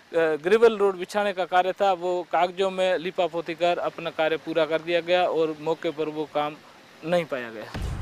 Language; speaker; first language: Hindi; native; Hindi